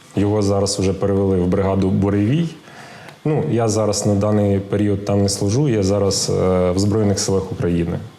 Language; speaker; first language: Ukrainian; non-native, local second language; Russian